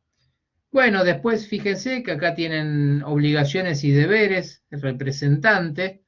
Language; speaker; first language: Spanish; native; Spanish